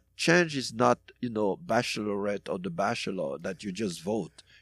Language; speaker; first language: English; non-native, fluent; French